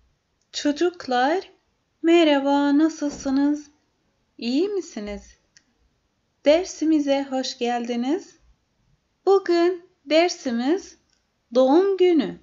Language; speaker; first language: Turkish; non-native, fluent; Arabic